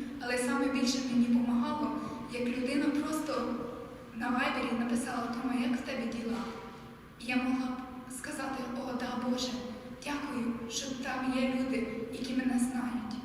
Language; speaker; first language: Ukrainian; early bilingual, heritage; Ukrainian